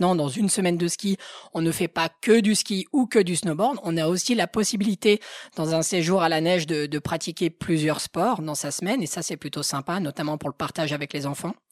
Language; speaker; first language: French; native; French